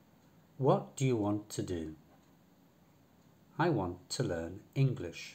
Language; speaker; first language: English; non-native, fluent; Polish